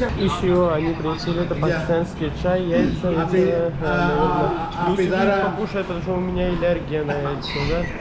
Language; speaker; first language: Russian; non-native, learner; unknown